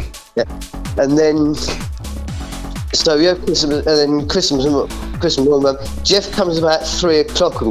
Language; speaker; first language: English; native; English